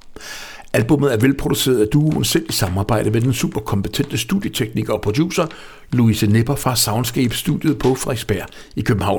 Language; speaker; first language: Danish; native; Danish